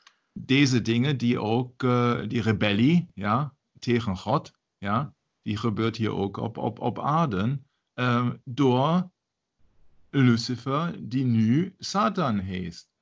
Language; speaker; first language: Dutch; non-native, fluent; German